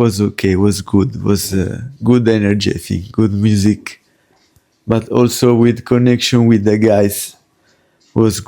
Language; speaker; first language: English; non-native, learner; Italian